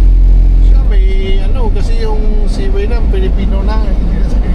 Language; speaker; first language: Filipino; non-native, learner; Chinese